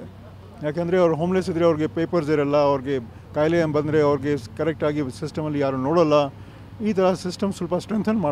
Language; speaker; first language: Kannada; non-native, fluent; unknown